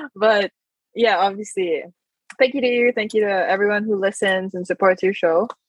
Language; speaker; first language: English; non-native, local second language; Filipino